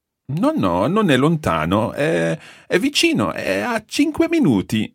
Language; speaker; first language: Italian; non-native, fluent; English